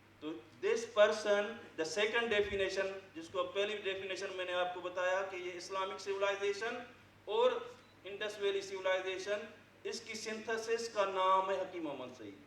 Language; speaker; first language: Urdu; non-native, local second language; Sindhi